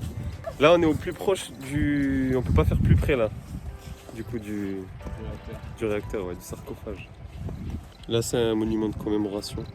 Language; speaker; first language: French; native; French